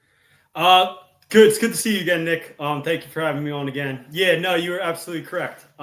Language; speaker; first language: English; native; English